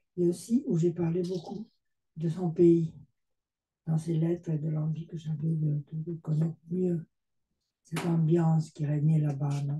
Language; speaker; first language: French; non-native, fluent; Spanish